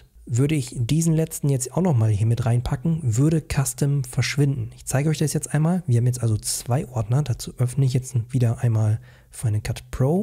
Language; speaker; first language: German; native; German